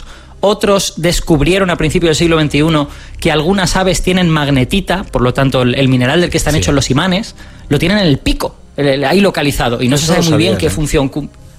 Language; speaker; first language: Spanish; native; Spanish